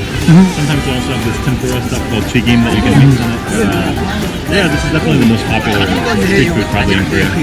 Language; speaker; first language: English; non-native, local second language; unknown